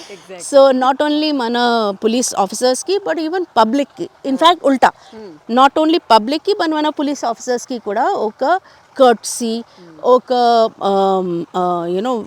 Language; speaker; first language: Telugu; non-native, local second language; Hindi